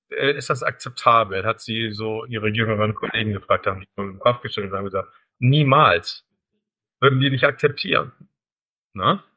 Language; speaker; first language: German; native; German